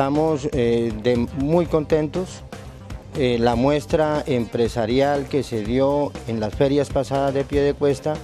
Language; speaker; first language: Spanish; native; Spanish